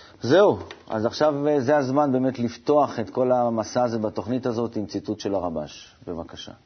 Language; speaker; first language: Hebrew; native; Hebrew